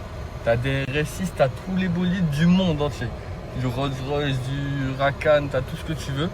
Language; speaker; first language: French; native; French